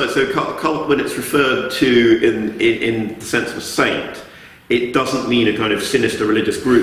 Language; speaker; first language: English; native; English